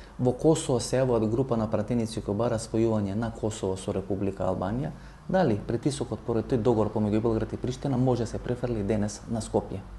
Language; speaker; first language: Macedonian; non-native, local second language; Albanian